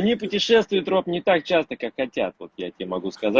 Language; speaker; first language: Russian; native; Russian